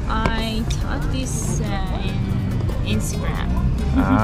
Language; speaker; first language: English; non-native, learner; Persian